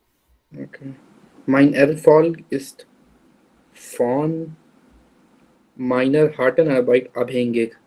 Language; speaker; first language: German; non-native, learner; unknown